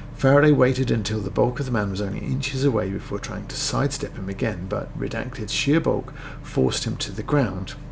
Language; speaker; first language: English; native; English